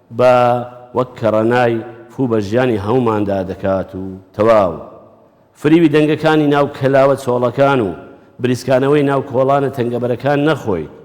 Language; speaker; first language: Central Kurdish; native; Central Kurdish